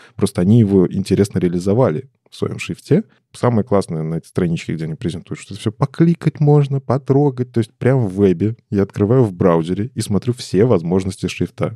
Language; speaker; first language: Russian; native; Russian